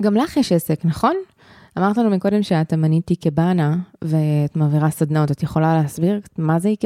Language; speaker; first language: Hebrew; native; Hebrew